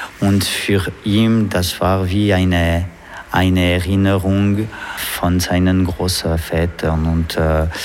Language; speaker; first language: German; non-native, local second language; French